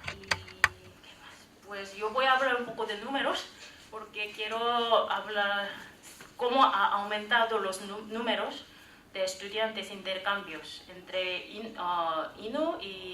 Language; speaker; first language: Spanish; non-native, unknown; Korean